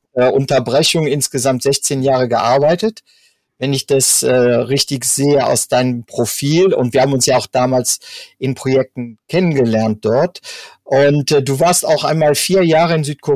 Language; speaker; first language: German; native; German